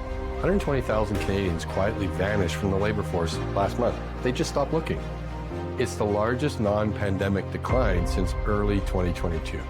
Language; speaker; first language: English; native; English